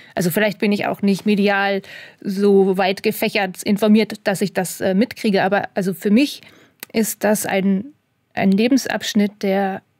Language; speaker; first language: German; native; German